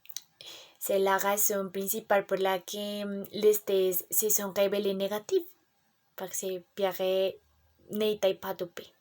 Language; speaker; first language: French; non-native, learner; Spanish